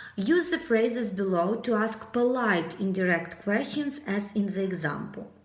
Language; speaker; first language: English; non-native, fluent; Ukrainian